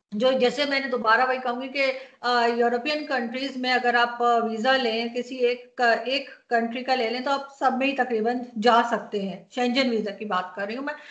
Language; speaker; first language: Urdu; native; Urdu